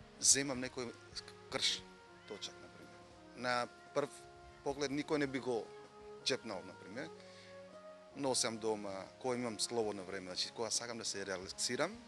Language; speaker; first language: Macedonian; non-native, fluent; Vietnamese